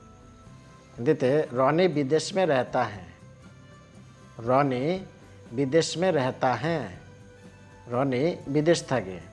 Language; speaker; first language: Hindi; non-native, local second language; Bangla